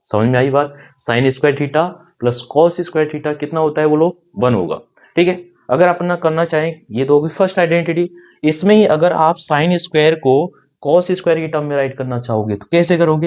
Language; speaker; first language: Hindi; native; Hindi